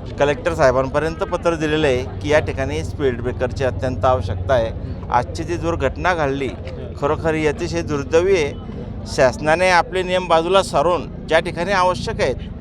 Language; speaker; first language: Marathi; native; Marathi